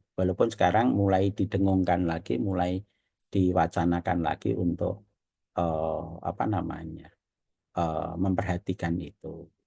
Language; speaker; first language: Indonesian; non-native, local second language; Javanese